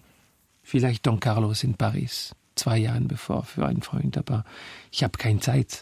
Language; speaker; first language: German; non-native, fluent; French